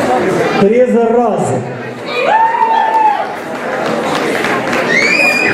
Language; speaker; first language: Portuguese; native; Portuguese